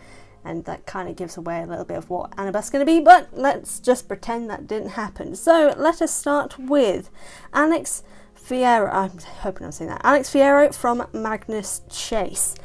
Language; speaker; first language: English; native; English